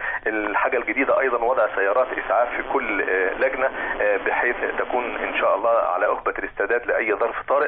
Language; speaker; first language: Arabic; native; Arabic